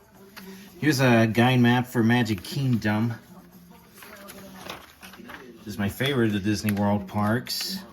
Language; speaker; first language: English; native; English